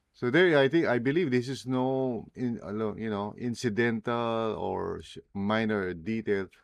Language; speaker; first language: English; non-native, local second language; Filipino